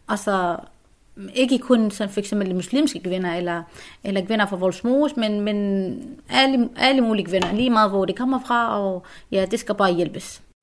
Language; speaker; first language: Danish; non-native, fluent; Arabic